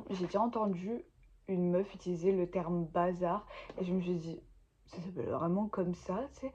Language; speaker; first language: French; native; French